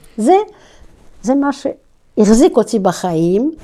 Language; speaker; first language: Hebrew; non-native, fluent; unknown